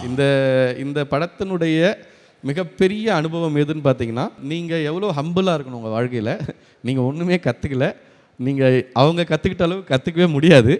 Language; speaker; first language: Tamil; native; Tamil